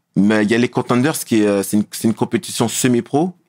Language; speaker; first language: French; native; French